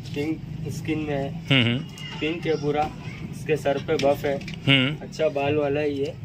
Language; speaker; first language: Hindi; non-native, local second language; Urdu